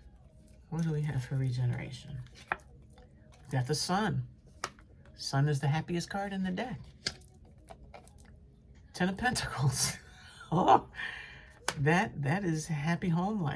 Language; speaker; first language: English; native; English